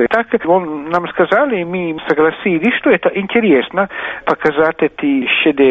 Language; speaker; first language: Russian; non-native, fluent; Italian